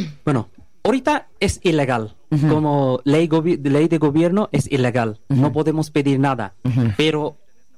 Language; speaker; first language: Spanish; non-native, learner; Bangla